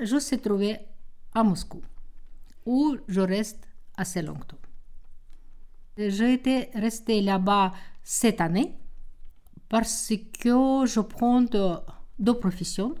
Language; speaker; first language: French; non-native, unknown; Russian